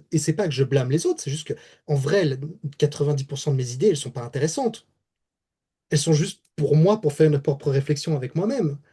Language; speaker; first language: French; native; French